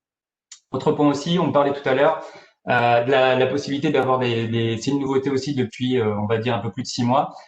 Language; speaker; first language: French; native; French